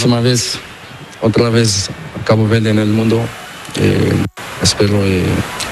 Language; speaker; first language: Spanish; non-native, fluent; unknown